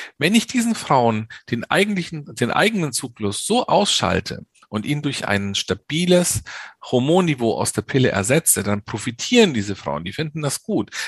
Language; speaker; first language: German; early bilingual, other home language; Italian